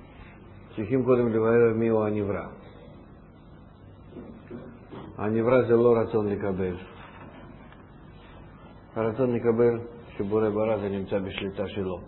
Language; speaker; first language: Hebrew; non-native, fluent; Russian